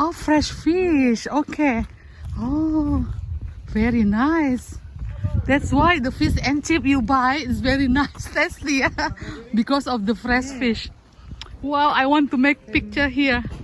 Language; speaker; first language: English; non-native, learner; Indonesian